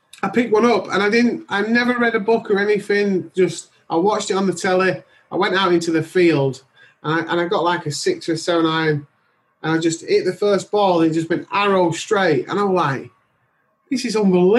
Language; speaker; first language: English; native; English